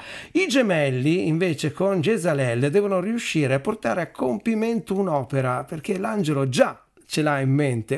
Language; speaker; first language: Italian; native; Italian